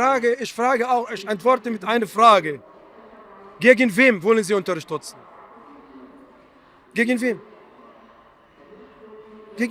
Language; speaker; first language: German; non-native, fluent; Arabic